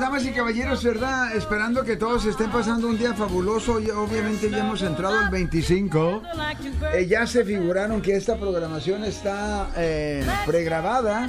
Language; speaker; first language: Spanish; native; Spanish